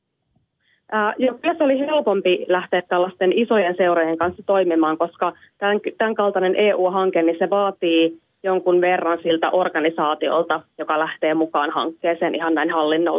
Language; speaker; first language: Finnish; native; Finnish